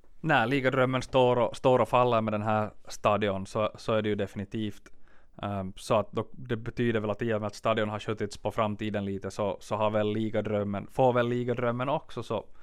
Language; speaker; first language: Swedish; native; Swedish